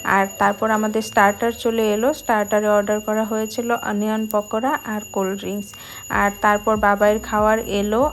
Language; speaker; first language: Bangla; native; Bangla